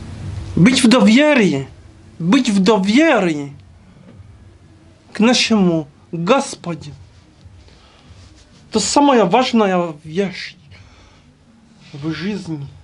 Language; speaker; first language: Russian; non-native, learner; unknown